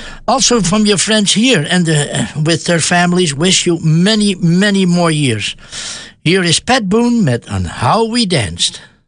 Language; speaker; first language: English; non-native, fluent; Dutch